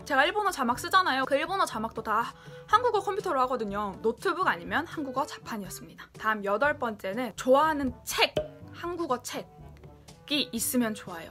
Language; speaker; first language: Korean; native; Korean